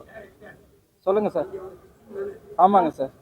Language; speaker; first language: Tamil; native; Tamil